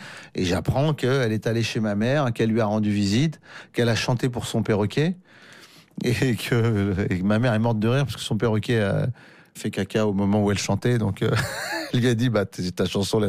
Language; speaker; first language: French; native; French